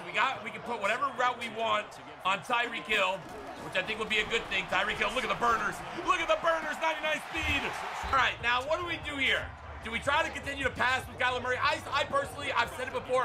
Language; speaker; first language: English; native; English